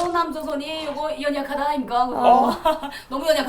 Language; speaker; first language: Korean; native; Korean